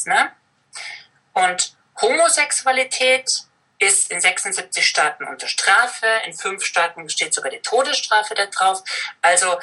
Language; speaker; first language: German; native; German